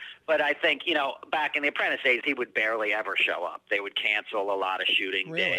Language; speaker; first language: English; native; English